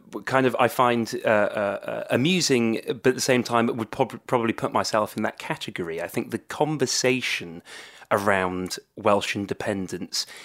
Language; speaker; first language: English; native; English